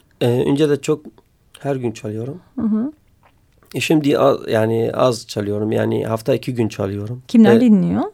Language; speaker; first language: Turkish; non-native, learner; Kurdish